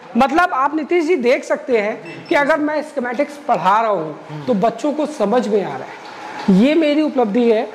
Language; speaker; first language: Hindi; native; Hindi